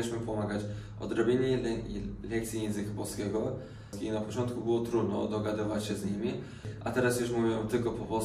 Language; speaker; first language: Polish; early bilingual, other home language; Kurdish